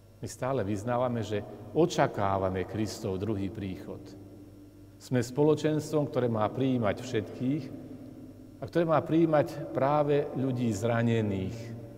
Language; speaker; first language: Slovak; native; Slovak